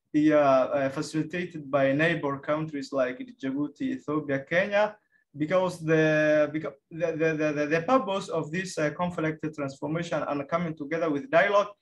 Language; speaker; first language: English; non-native, fluent; Somali